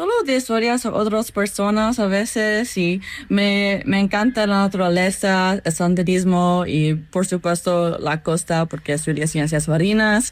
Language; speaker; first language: Spanish; non-native, fluent; English